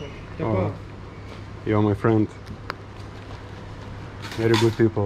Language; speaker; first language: English; non-native, learner; Lithuanian